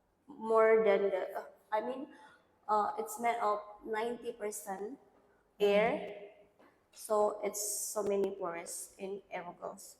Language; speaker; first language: English; non-native, learner; Indonesian